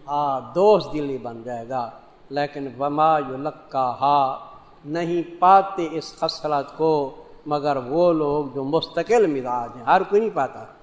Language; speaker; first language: Urdu; non-native, local second language; Punjabi